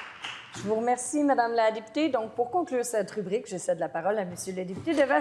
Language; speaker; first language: French; native; French